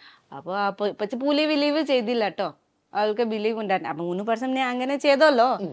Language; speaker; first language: Malayalam; non-native, learner; Nepali